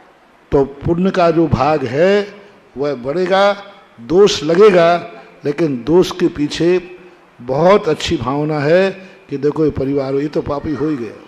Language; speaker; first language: Hindi; native; Hindi